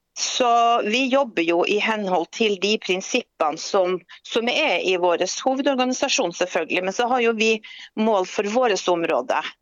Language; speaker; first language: Norwegian; native; Norwegian